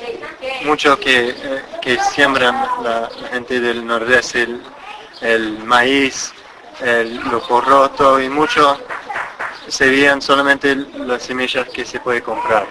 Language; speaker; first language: Spanish; non-native, fluent; English